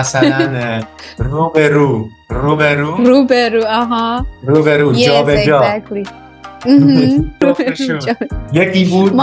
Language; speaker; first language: Persian; non-native, learner; Dutch